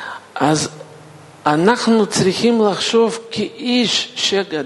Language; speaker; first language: Hebrew; non-native, fluent; Russian